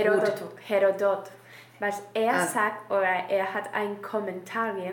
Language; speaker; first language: German; non-native, learner; Spanish